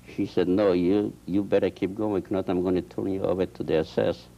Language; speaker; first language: English; non-native, fluent; Polish